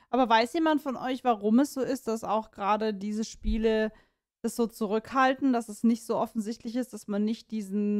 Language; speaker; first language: German; native; German